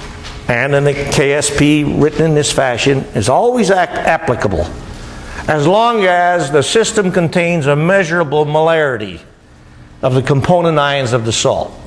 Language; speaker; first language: English; native; English